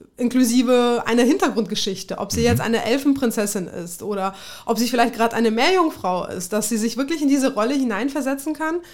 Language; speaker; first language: German; early bilingual, other home language; Russian